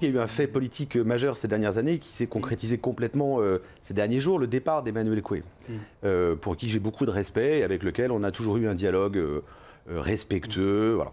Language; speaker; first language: French; native; French